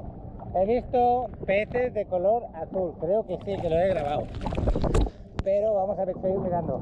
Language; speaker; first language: Spanish; native; Spanish